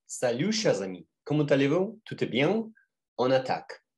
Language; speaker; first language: French; non-native, fluent; Russian